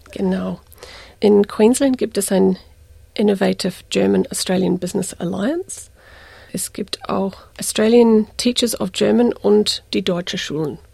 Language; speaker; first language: German; non-native, fluent; English